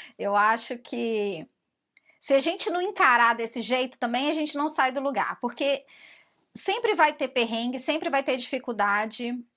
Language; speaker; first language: Portuguese; native; Portuguese